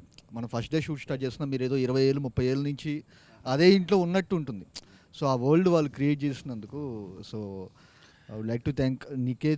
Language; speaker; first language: Telugu; native; Telugu